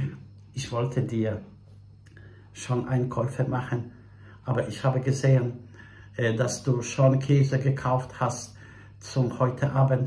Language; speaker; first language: German; non-native, fluent; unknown